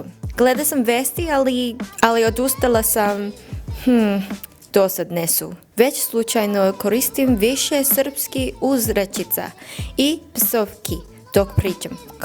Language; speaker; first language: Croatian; non-native, learner; English